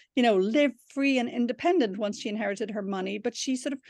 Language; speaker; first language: English; native; English